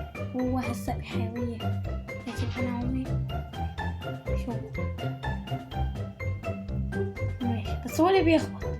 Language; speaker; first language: Arabic; native; Arabic